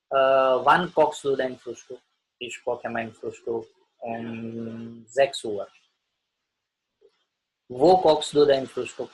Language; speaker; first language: German; non-native, learner; Gujarati